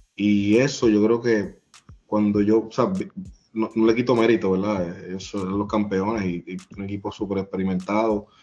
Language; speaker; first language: Spanish; native; Spanish